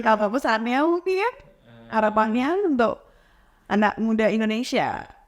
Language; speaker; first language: Indonesian; native; Indonesian